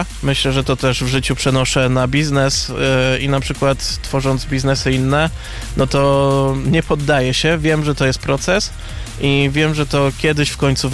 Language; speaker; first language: Polish; native; Polish